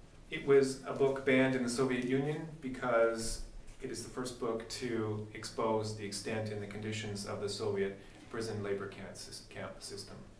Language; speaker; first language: English; native; English